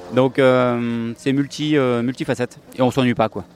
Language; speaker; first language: French; native; French